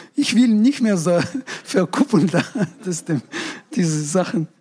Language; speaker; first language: German; non-native, fluent; Russian